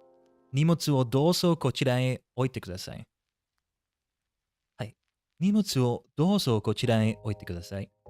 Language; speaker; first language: Japanese; non-native, learner; English